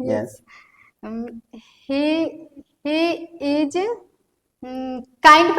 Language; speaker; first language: English; non-native, learner; Hindi